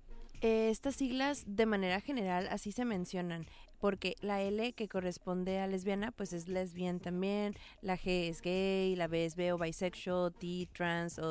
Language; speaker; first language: Spanish; native; Spanish